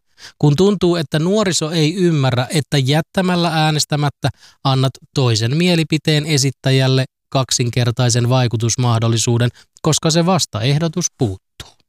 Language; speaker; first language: Finnish; native; Finnish